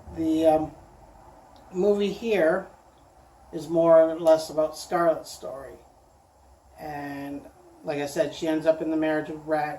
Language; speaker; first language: English; native; English